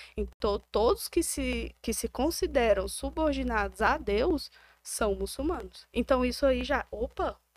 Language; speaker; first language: Portuguese; native; Portuguese